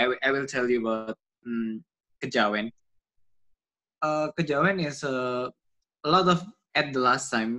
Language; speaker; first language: English; non-native, learner; Indonesian